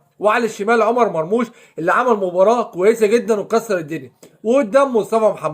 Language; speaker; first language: Arabic; native; Arabic